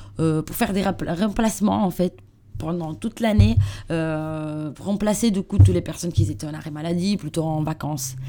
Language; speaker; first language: French; non-native, learner; Italian